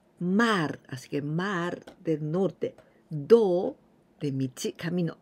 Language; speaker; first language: Spanish; non-native, fluent; Japanese